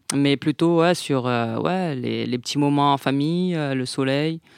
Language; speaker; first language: French; non-native, local second language; Guadeloupean Creole French